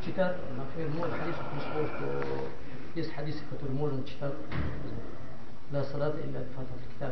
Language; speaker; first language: Russian; non-native, local second language; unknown